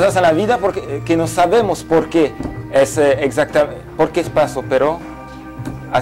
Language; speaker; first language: Spanish; non-native, fluent; French